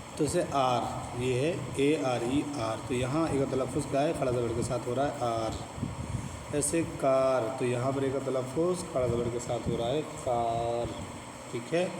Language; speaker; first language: Urdu; native; Urdu